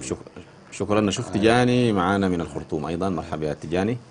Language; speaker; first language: Arabic; native; Arabic